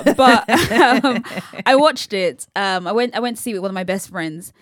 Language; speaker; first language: English; native; English